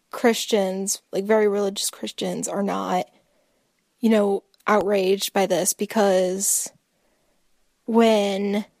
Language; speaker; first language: English; native; English